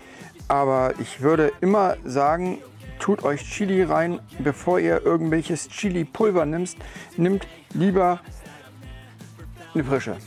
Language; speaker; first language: German; native; German